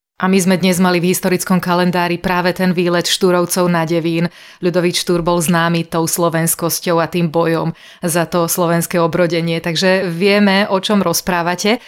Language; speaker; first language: Slovak; native; Slovak